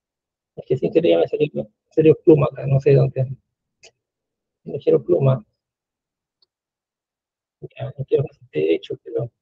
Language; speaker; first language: Spanish; native; Spanish